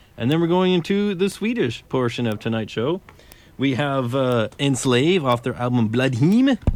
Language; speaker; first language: English; native; English